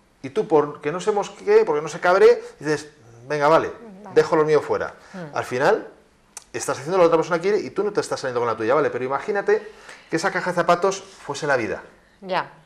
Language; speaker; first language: Spanish; native; Spanish